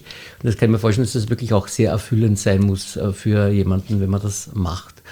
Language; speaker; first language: German; native; German